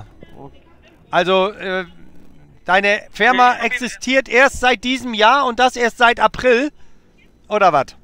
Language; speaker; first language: German; native; German